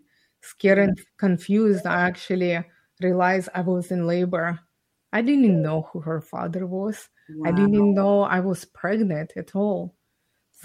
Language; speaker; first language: English; non-native, fluent; Ukrainian